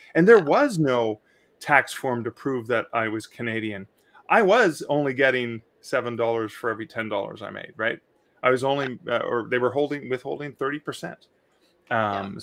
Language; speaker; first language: English; native; English